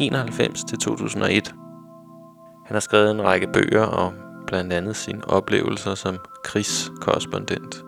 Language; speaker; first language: Danish; native; Danish